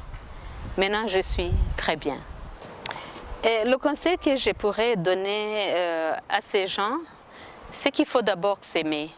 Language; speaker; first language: French; non-native, local second language; Kinyarwanda